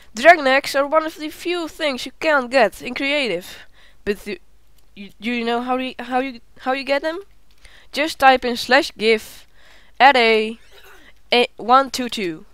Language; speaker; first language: English; non-native, learner; Dutch